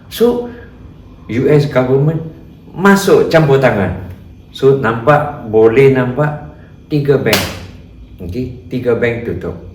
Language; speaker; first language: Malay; non-native, local second language; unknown